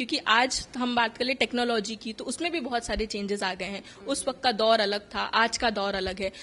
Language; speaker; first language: Hindi; native; Hindi